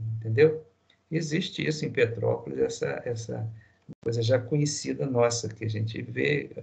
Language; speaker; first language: Portuguese; native; Portuguese